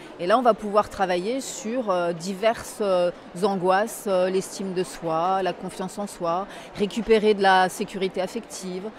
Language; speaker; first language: French; native; French